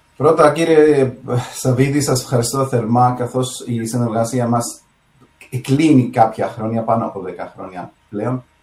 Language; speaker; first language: Greek; early bilingual, heritage; Greek